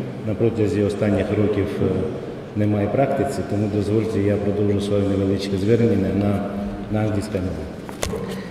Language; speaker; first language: Ukrainian; non-native, learner; Georgian